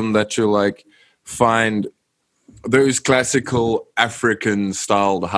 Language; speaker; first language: English; non-native, local second language; Afrikaans